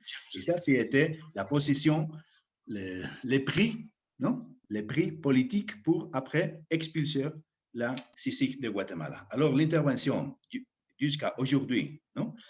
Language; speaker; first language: French; non-native, fluent; Spanish